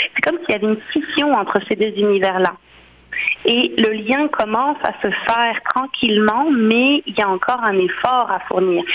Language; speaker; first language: French; native; French